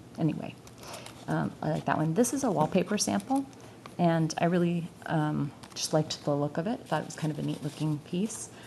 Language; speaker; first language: English; native; English